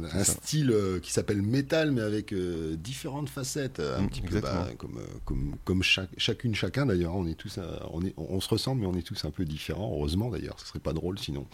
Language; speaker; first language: French; native; French